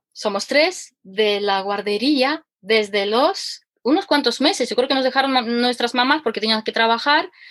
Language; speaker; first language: Spanish; non-native, fluent; Ukrainian